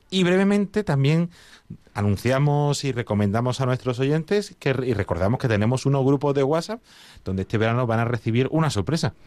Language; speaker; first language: Spanish; native; Spanish